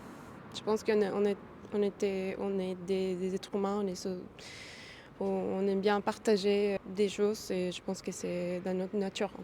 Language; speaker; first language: French; non-native, fluent; Spanish